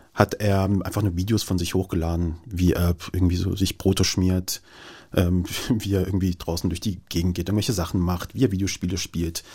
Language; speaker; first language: German; native; German